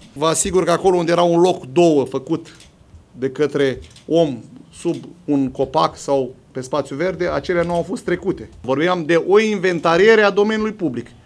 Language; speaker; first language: Romanian; native; Romanian